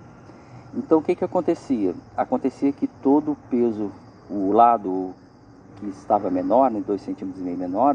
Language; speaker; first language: Portuguese; native; Portuguese